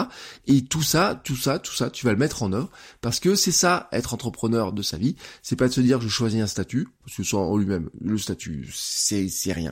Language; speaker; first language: French; native; French